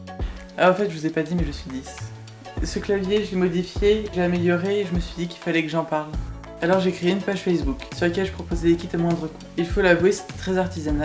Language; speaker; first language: French; native; French